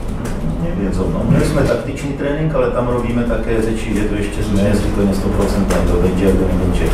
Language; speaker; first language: Polish; non-native, learner; Czech